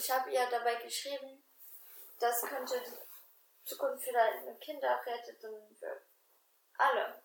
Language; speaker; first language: German; non-native, fluent; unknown